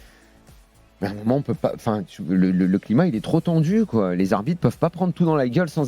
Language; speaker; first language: French; native; French